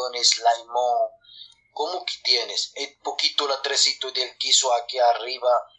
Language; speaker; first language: Spanish; non-native, learner; Arabic